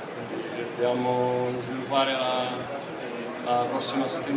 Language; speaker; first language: Italian; non-native, fluent; Czech